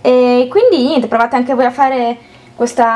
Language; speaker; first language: Italian; native; Italian